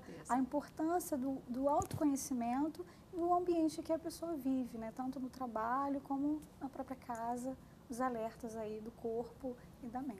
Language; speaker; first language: Portuguese; native; Portuguese